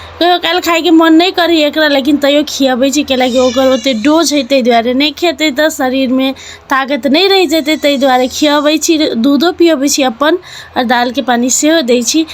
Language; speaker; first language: Maithili; non-native, local second language; Nepali